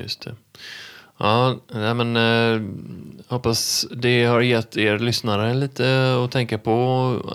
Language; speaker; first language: Swedish; native; Swedish